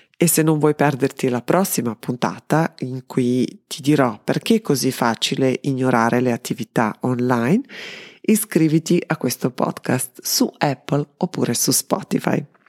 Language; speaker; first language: Italian; non-native, fluent; Serbian